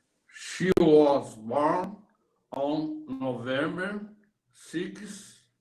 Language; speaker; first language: English; non-native, learner; Portuguese